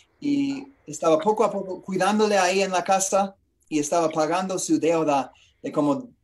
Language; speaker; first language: Spanish; non-native, learner; English